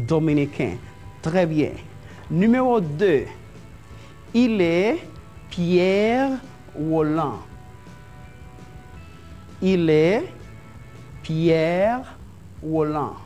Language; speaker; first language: French; non-native, fluent; Spanish